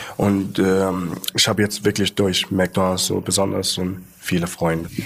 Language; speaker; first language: German; non-native, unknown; Arabic